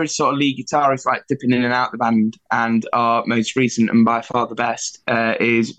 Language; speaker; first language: English; native; English